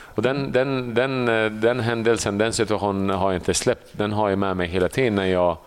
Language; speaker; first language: Swedish; early bilingual, other home language; Assyrian Neo-Aramaic